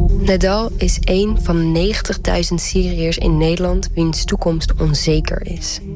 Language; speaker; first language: Dutch; early bilingual, heritage; Dutch